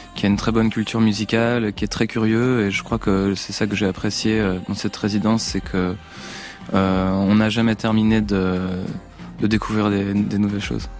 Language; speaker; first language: French; native; French